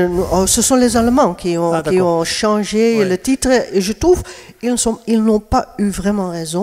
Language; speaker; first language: French; non-native, fluent; Dutch